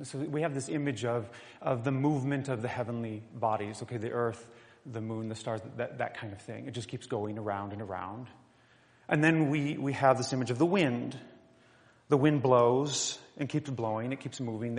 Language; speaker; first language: English; native; English